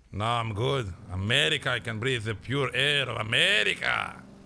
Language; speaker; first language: English; non-native, fluent; French